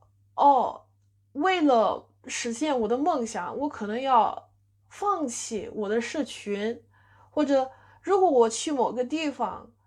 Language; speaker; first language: Chinese; non-native, fluent; English